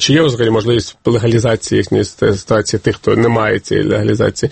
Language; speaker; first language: Ukrainian; native; Ukrainian